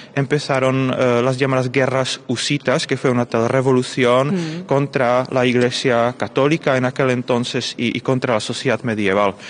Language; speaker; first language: Spanish; non-native, fluent; Czech